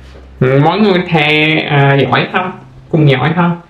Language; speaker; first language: Vietnamese; non-native, learner; French